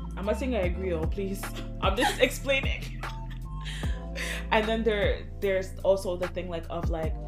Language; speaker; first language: English; early bilingual, other home language; Akan